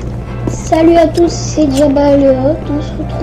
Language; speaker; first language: French; native; French